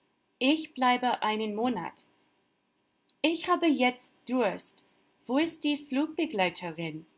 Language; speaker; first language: German; non-native, learner; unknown